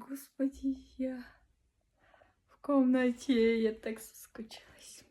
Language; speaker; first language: Russian; non-native, learner; Mongolian